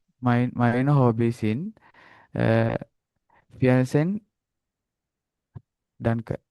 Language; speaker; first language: German; non-native, learner; Sinhala